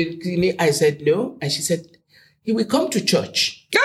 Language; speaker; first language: English; non-native, local second language; Yoruba